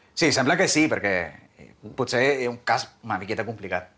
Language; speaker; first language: Catalan; non-native, fluent; Spanish